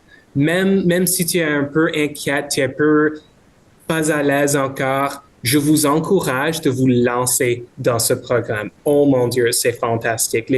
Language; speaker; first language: French; non-native, local second language; English